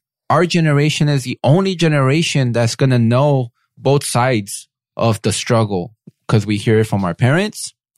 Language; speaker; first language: English; early bilingual, other home language; Spanish